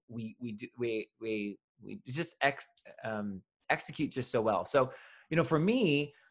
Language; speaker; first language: English; native; English